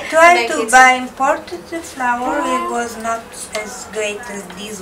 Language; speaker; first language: English; non-native, fluent; Italian